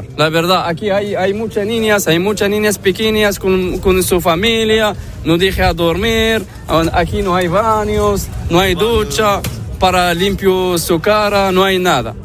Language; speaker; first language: Spanish; non-native, learner; Arabic